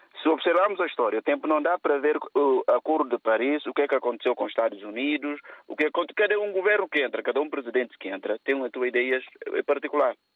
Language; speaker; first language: Portuguese; non-native, local second language; Upper Guinea Crioulo